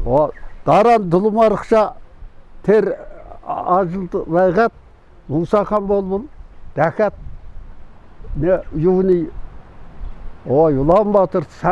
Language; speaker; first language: Mongolian; non-native, local second language; Kazakh